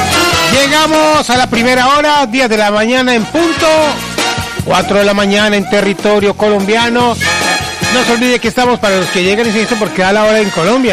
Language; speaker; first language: Spanish; native; Spanish